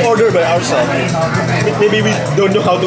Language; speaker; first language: English; non-native, fluent; Indonesian